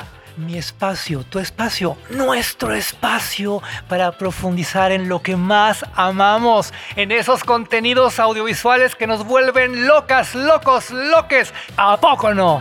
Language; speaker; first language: Spanish; native; Spanish